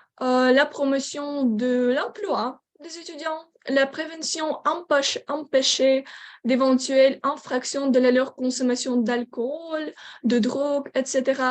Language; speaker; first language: French; non-native, learner; Ukrainian